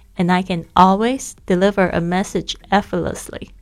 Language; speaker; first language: English; non-native, fluent; Chinese